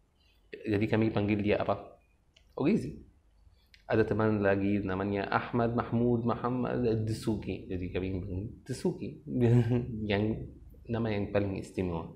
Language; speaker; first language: Indonesian; non-native, fluent; Arabic